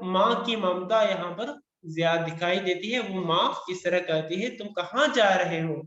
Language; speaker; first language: Hindi; non-native, local second language; Malayalam